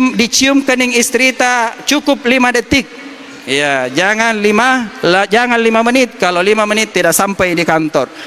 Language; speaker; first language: Malay; non-native, local second language; Buginese